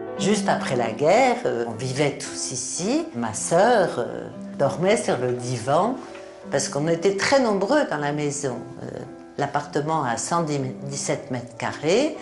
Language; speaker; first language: French; native; French